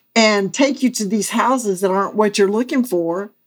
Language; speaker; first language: English; native; English